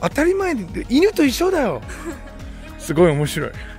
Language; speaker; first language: Japanese; non-native, fluent; English